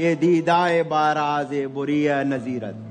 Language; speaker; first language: Urdu; native; Urdu